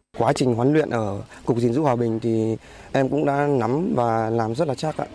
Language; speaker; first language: Vietnamese; non-native, local second language; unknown